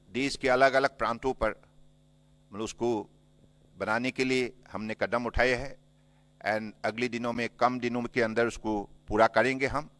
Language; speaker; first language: Hindi; non-native, local second language; Assamese